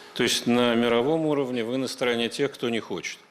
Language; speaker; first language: Russian; native; Russian